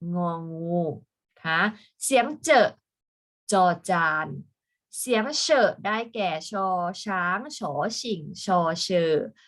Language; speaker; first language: Thai; native; Thai